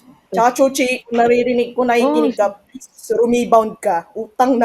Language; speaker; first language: Filipino; native; Filipino